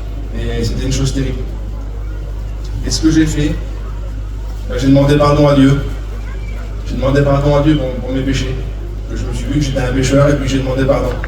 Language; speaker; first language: French; native; French